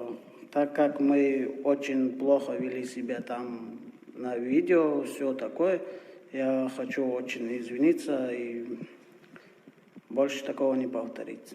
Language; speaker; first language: Russian; non-native, local second language; Chechen